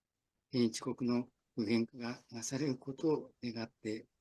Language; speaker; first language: Japanese; native; Japanese